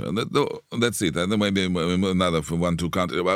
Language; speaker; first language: English; non-native, learner; Russian